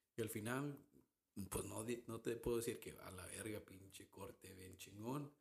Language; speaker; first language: Spanish; early bilingual, heritage; Spanish